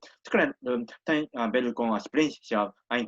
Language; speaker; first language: Portuguese; non-native, learner; Japanese